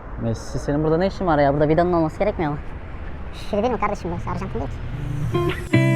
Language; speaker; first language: Turkish; native; Turkish